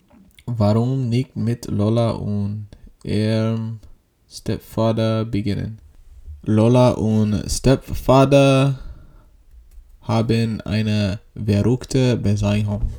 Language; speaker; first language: German; non-native, learner; English